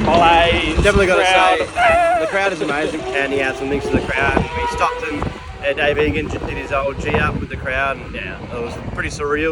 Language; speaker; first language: English; native; English